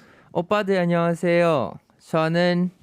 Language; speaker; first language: Korean; non-native, fluent; Thai